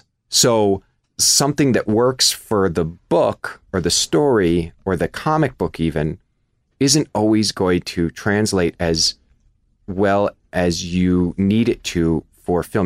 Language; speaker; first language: English; native; English